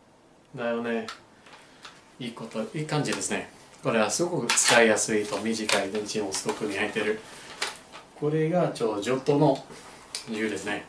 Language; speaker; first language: Japanese; non-native, learner; English